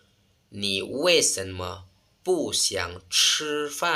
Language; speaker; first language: Chinese; non-native, fluent; Lao